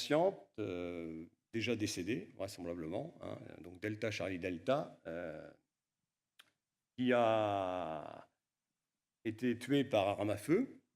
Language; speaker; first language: French; native; French